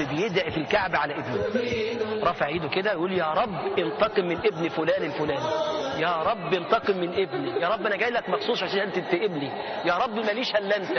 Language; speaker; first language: Arabic; native; Arabic